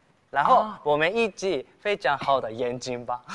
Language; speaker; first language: Chinese; non-native, learner; Japanese